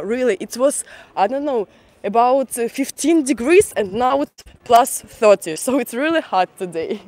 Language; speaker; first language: English; non-native, fluent; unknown